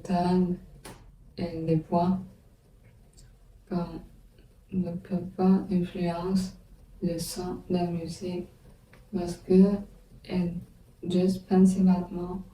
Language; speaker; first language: French; non-native, learner; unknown